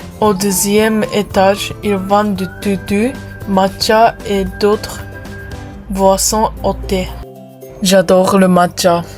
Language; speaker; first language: French; non-native, learner; Japanese